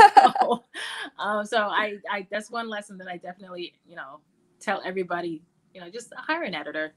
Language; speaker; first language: English; native; English